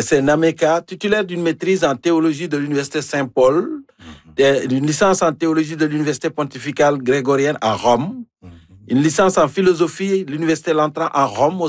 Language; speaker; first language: French; native; French